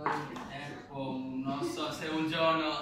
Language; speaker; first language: Italian; non-native, learner; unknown